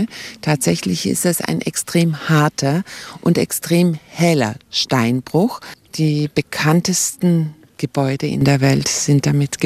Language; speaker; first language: German; native; German